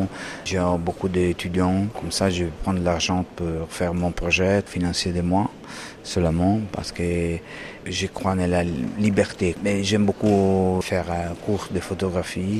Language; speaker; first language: French; non-native, learner; Italian